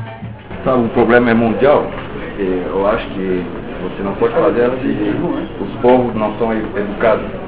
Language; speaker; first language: Portuguese; non-native, local second language; French